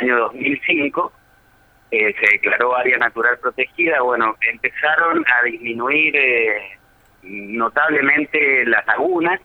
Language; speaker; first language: Spanish; native; Spanish